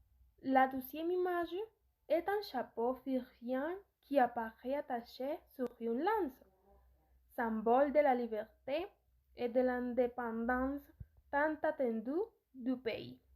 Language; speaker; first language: French; non-native, learner; Spanish